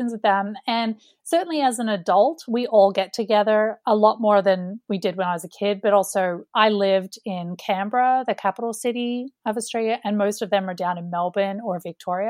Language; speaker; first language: English; native; English